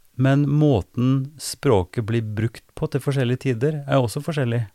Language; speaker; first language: Norwegian; native; Norwegian